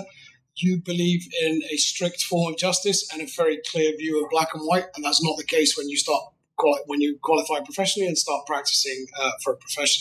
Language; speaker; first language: English; native; English